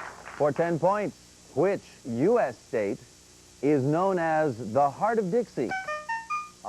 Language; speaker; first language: English; native; English